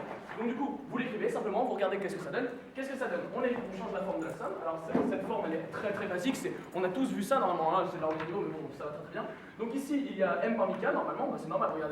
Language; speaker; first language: French; native; French